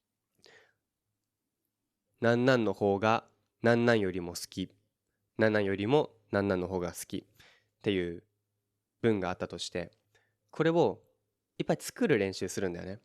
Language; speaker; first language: Japanese; native; Japanese